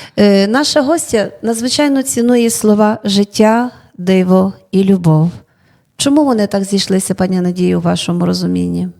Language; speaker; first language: Ukrainian; native; Ukrainian